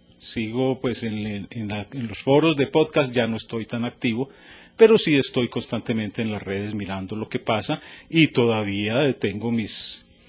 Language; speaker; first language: Spanish; native; Spanish